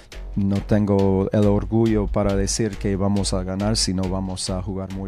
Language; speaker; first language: Spanish; non-native, learner; English